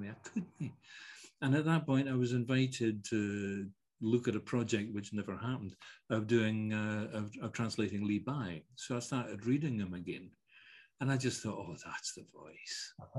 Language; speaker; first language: English; early bilingual, other home language; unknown